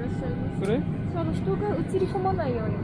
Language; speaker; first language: Japanese; native; Japanese